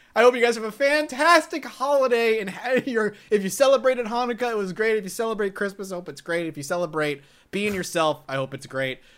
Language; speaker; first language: English; native; English